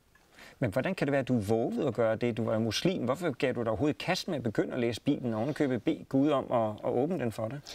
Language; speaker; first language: Danish; native; Danish